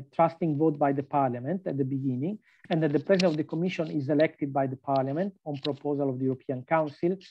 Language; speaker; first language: English; non-native, fluent; Italian